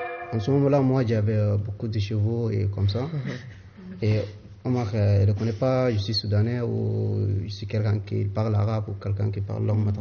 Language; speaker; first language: French; non-native, learner; Arabic